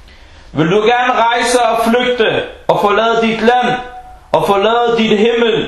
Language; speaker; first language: Danish; non-native, fluent; Arabic